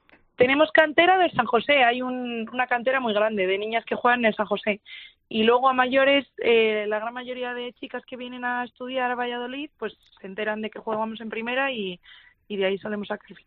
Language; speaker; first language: Spanish; native; Spanish